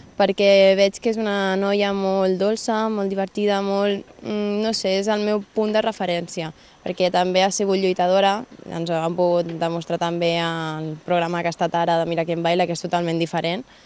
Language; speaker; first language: Catalan; native; Catalan